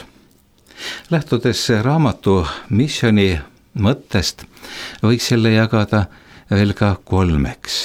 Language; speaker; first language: Estonian; native; Estonian